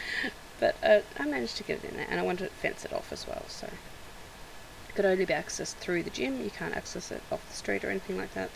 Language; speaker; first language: English; native; English